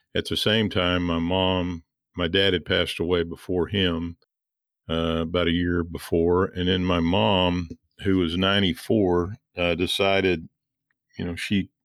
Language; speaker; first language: English; native; English